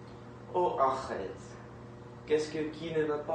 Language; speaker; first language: French; non-native, learner; English